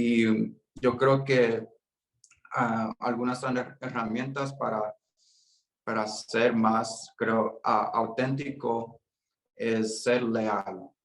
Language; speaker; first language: Spanish; early bilingual, heritage; Spanish